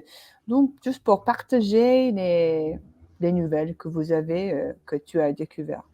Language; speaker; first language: French; non-native, fluent; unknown